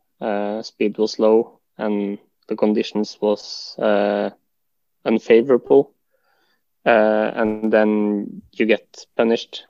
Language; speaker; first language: English; non-native, fluent; Norwegian